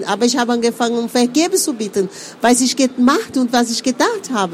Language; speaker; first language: German; non-native, fluent; Portuguese